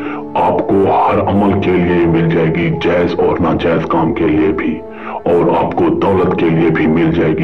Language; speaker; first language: Urdu; native; Urdu